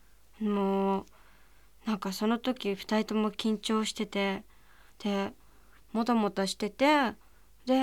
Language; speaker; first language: Japanese; native; Japanese